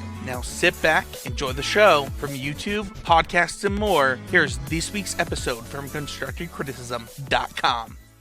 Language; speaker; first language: English; native; English